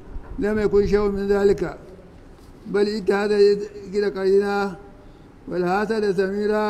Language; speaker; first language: Arabic; non-native, fluent; Hausa